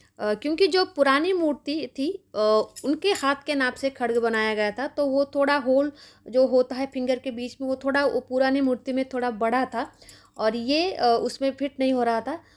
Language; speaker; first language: Hindi; non-native, local second language; Bangla